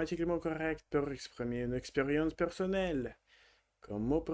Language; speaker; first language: French; non-native, learner; Russian